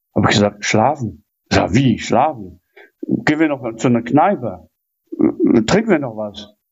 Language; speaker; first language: German; non-native, fluent; Chinese